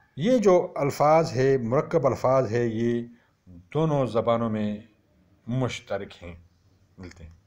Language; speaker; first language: Urdu; non-native, local second language; Pashto